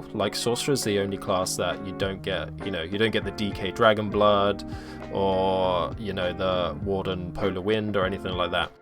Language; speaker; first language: English; native; English